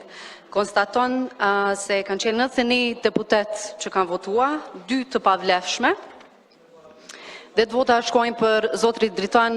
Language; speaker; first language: Albanian; native; Albanian